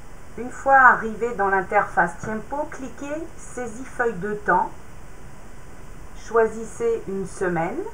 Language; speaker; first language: French; native; French